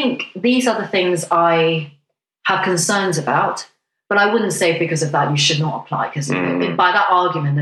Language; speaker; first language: English; non-native, local second language; Cantonese